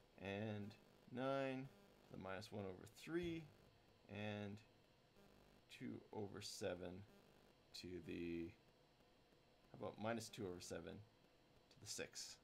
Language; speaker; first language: English; native; English